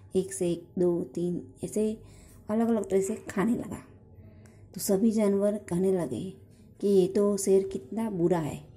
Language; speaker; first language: Hindi; non-native, local second language; Gujarati